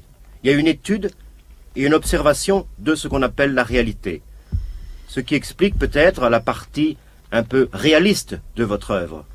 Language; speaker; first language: French; native; French